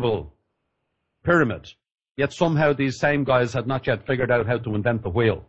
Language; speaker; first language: English; native; English